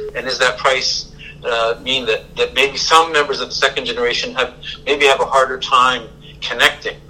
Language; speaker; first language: English; native; English